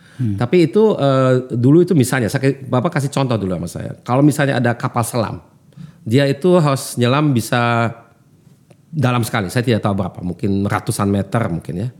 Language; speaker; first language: Indonesian; early bilingual, heritage; German